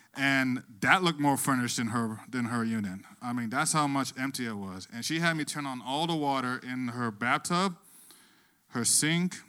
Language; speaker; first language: English; native; English